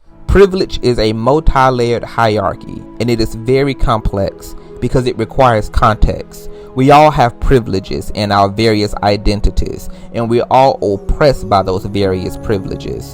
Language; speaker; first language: English; native; English